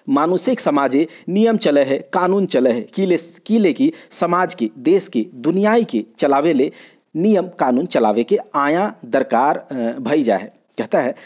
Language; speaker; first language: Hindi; non-native, local second language; Magahi